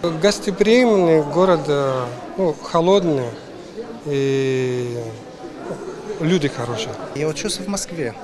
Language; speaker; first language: Russian; non-native, learner; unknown